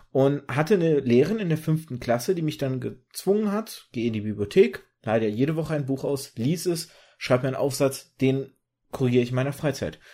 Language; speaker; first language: German; early bilingual, other home language; Russian